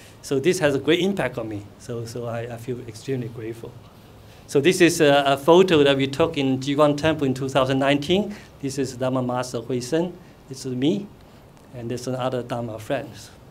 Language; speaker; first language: English; non-native, fluent; Cantonese